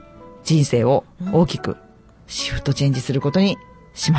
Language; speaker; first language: Japanese; native; Japanese